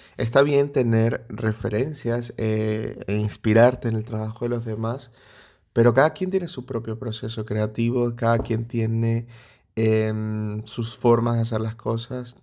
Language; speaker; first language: Spanish; native; Spanish